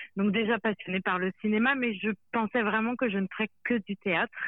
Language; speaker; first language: French; native; French